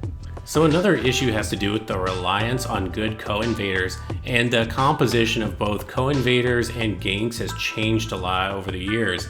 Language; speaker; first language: English; native; English